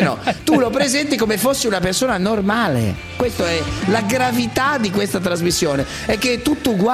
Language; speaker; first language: Italian; native; Italian